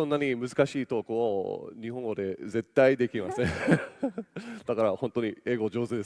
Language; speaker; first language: Japanese; non-native, local second language; English